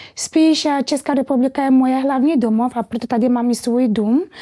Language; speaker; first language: Czech; early bilingual, other home language; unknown